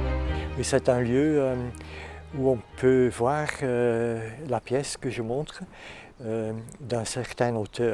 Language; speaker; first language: French; non-native, fluent; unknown